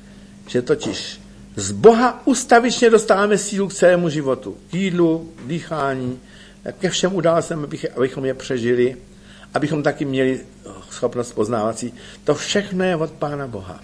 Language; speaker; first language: Czech; native; Czech